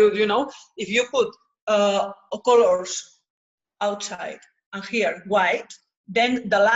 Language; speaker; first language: English; non-native, learner; Spanish